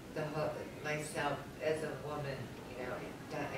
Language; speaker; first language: English; native; English